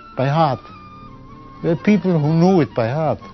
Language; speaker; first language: English; non-native, fluent; Polish